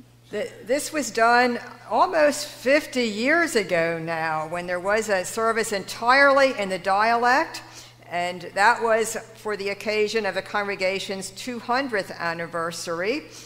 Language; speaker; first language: English; native; English